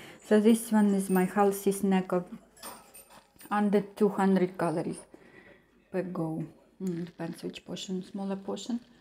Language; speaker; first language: English; non-native, fluent; Russian